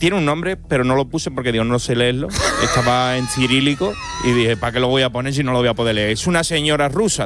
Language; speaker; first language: Spanish; native; Spanish